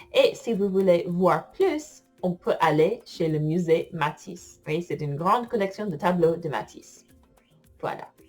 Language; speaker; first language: French; non-native, fluent; English